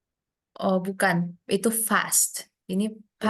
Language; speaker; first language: Indonesian; native; Indonesian